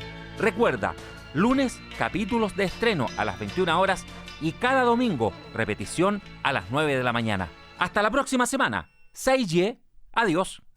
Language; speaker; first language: Spanish; native; Spanish